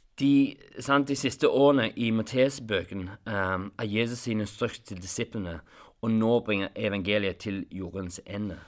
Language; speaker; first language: Norwegian; non-native, fluent; English